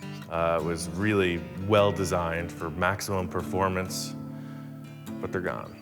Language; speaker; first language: English; native; English